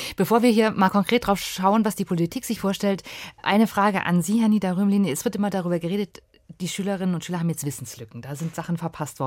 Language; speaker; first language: German; native; German